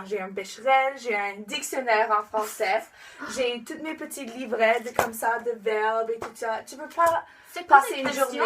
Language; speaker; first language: French; non-native, learner; English